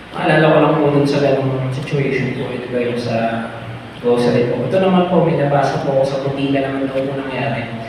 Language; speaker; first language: Filipino; native; Filipino